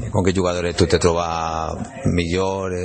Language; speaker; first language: Italian; non-native, learner; Spanish